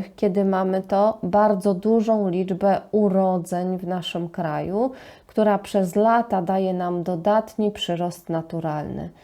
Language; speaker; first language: Polish; native; Polish